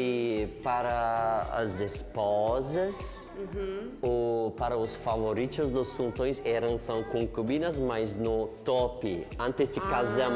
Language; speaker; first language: Portuguese; non-native, learner; Turkish